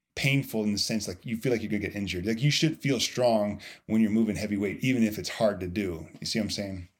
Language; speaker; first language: English; native; English